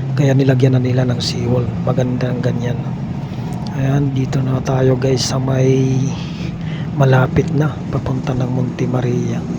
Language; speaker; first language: Filipino; native; Filipino